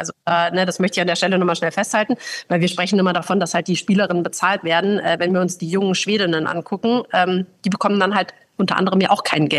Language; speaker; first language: German; native; German